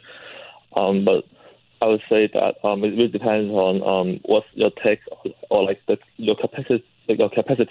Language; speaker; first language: English; non-native, local second language; Cantonese